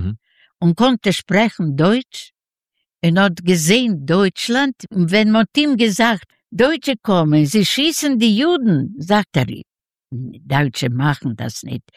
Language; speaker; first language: German; non-native, learner; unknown